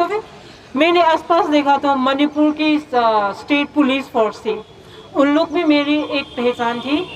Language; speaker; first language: Hindi; non-native, local second language; Manipuri